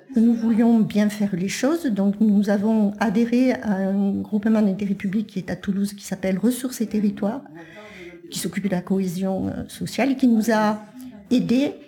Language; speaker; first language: French; native; French